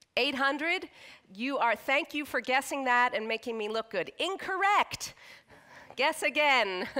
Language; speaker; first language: English; native; English